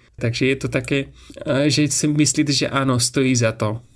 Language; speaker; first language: Slovak; non-native, fluent; Persian